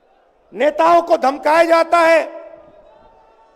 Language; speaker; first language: Hindi; native; Hindi